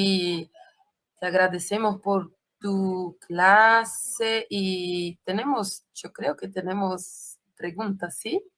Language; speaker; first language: Spanish; non-native, fluent; Portuguese